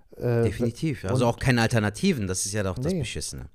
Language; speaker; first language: German; native; German